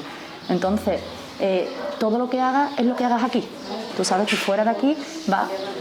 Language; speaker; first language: Spanish; native; Spanish